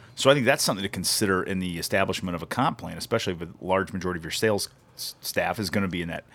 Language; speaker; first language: English; native; English